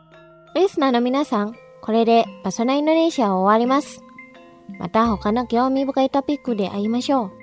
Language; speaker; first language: Japanese; non-native, fluent; Indonesian